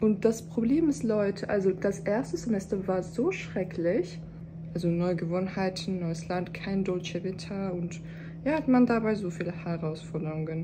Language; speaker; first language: German; non-native, fluent; Turkish